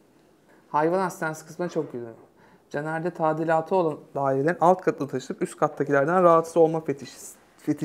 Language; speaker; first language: Turkish; native; Turkish